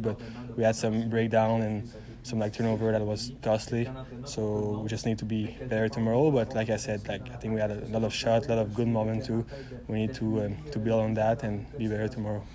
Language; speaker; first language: English; non-native, fluent; French